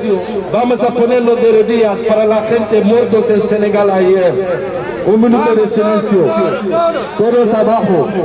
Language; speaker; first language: Spanish; non-native, fluent; Wolof